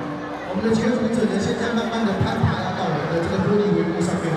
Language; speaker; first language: Chinese; native; Chinese